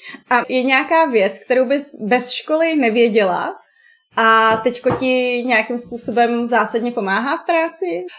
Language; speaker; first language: Czech; native; Czech